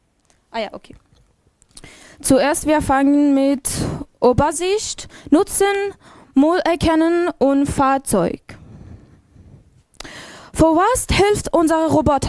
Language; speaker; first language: German; non-native, learner; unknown